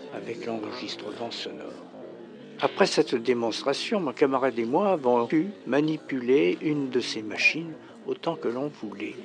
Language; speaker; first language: French; native; French